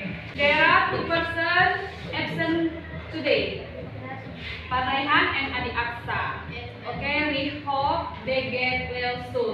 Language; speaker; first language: English; non-native, fluent; Indonesian